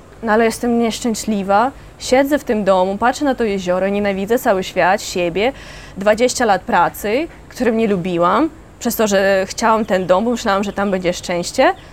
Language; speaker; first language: Polish; non-native, fluent; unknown